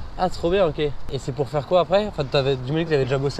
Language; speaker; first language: French; native; French